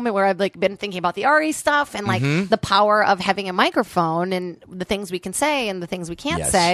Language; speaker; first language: English; non-native, fluent; Portuguese